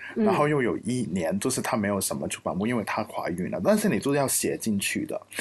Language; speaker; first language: Chinese; non-native, local second language; Cantonese